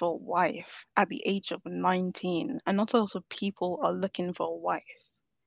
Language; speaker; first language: English; native; English